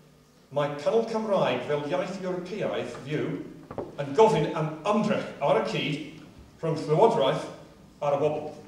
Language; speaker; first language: Welsh; non-native, fluent; English